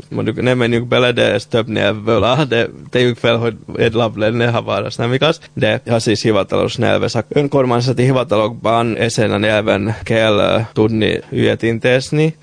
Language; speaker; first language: Hungarian; non-native, fluent; Finnish